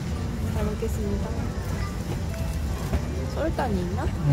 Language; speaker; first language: Korean; non-native, fluent; Japanese